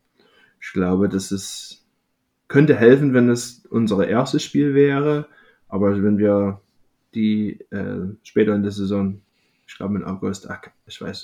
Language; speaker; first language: German; non-native, fluent; English